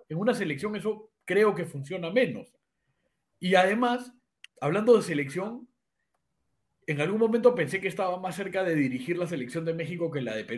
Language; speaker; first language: Spanish; native; Spanish